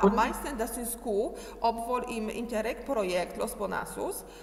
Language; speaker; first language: German; non-native, learner; Polish